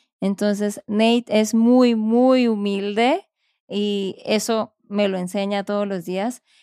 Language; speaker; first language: Spanish; native; Spanish